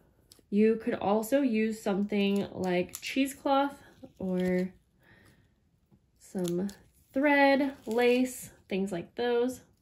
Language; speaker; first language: English; native; English